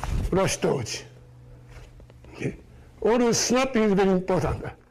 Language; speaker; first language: English; non-native, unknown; Japanese